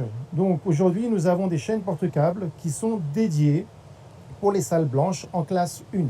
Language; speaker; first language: French; native; French